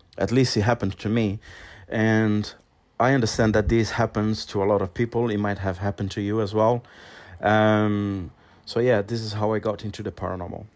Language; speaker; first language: English; non-native, fluent; Portuguese